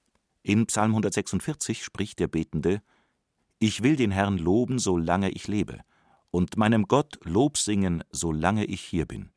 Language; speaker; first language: German; native; German